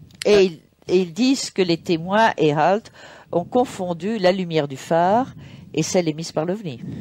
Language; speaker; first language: French; native; French